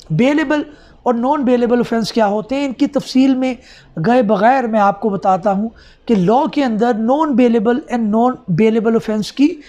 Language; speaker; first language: Urdu; non-native, local second language; Punjabi